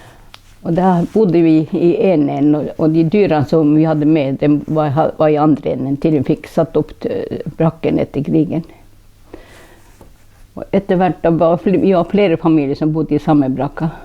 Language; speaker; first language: Norwegian; non-native, local second language; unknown